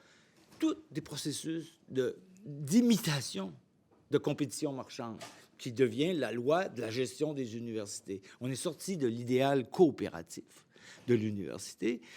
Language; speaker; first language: French; native; French